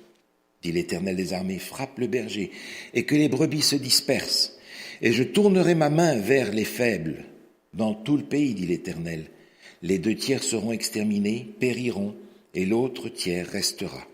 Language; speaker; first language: French; native; French